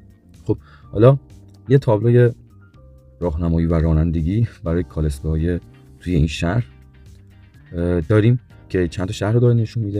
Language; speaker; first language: Persian; native; Persian